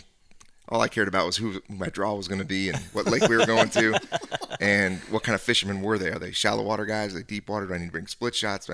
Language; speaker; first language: English; native; English